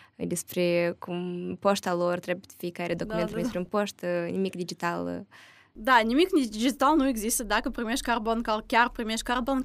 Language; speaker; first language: Romanian; early bilingual, other home language; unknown